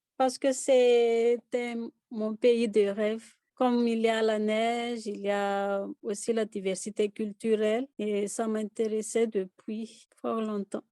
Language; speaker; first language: French; non-native, local second language; Malagasy